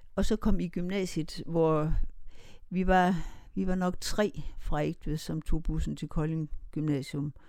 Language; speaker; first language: Danish; native; Danish